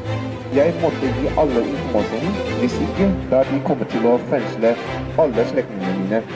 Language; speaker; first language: Norwegian; non-native, fluent; Uyghur